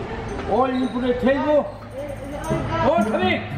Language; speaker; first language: English; non-native, learner; Korean